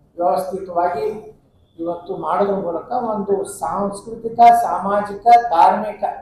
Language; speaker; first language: Kannada; native; Kannada